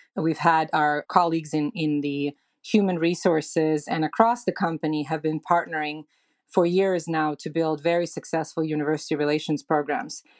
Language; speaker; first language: English; non-native, fluent; Serbian